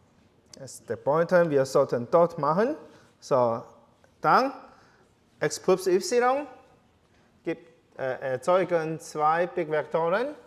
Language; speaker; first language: German; non-native, learner; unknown